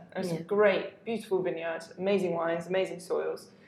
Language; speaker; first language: English; native; English